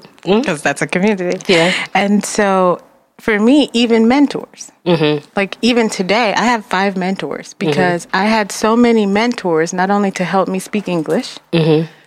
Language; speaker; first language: English; early bilingual, other home language; Jamaican Creole English